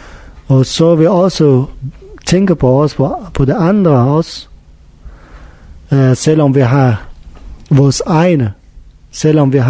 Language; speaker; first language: Danish; non-native, learner; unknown